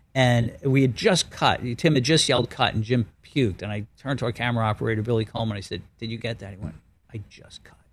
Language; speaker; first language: English; native; English